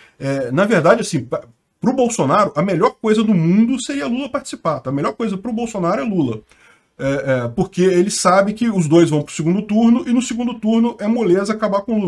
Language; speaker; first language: Portuguese; native; Portuguese